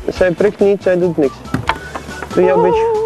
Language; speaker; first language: Dutch; non-native, learner; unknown